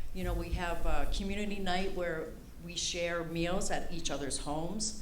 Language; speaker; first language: English; native; English